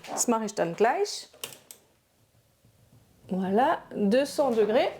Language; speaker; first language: German; non-native, fluent; French